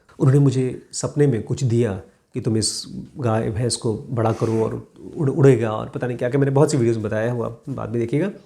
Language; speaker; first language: Hindi; native; Hindi